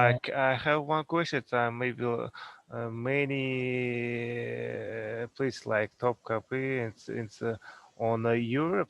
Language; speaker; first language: English; non-native, learner; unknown